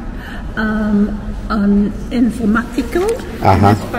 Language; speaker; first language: Spanish; non-native, learner; English